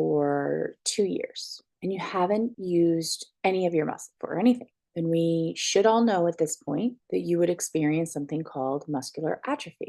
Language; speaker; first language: English; native; English